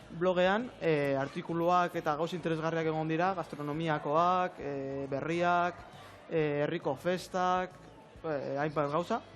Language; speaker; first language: Basque; non-native, local second language; Spanish